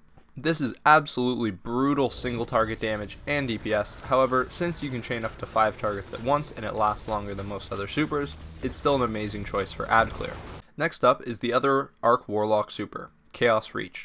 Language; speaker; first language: English; native; English